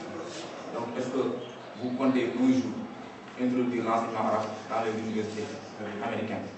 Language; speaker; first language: French; non-native, local second language; Wolof